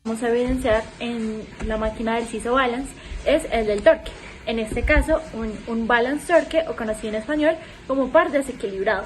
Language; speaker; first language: Spanish; native; Spanish